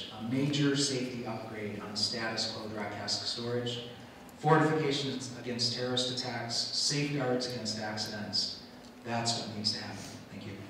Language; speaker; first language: English; native; English